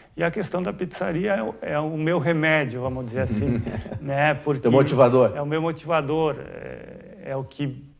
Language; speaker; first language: Portuguese; native; Portuguese